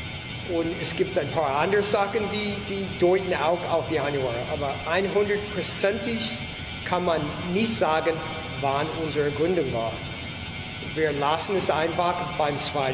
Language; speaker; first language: German; non-native, fluent; English